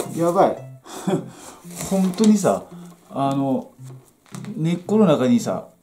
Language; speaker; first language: Japanese; native; Japanese